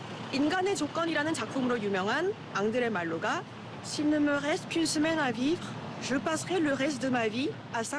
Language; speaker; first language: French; non-native, fluent; Korean